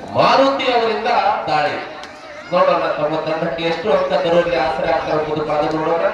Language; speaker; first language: Kannada; non-native, local second language; Lambadi